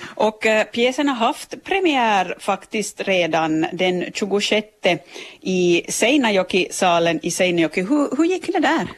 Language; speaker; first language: Swedish; native; Swedish